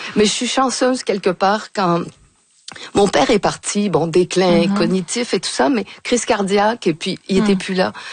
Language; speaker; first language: French; native; French